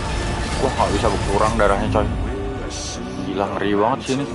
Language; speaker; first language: Indonesian; native; Indonesian